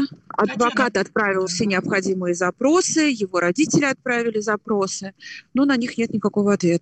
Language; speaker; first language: Russian; native; Russian